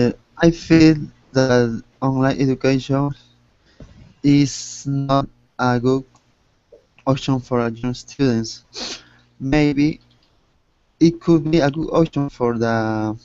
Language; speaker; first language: English; non-native, learner; Spanish